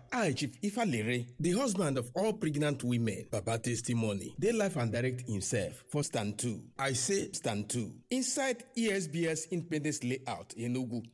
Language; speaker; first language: Nigerian Pidgin; non-native, local second language; Yoruba